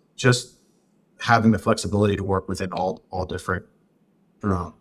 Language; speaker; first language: English; native; English